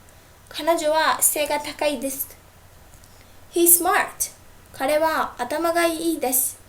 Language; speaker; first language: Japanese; non-native, fluent; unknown